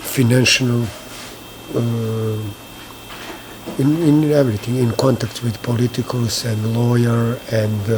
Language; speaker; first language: English; non-native, learner; Bosnian